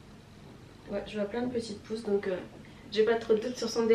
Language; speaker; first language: French; native; French